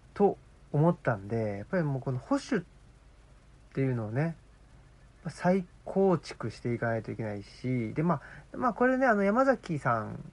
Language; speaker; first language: Japanese; native; Japanese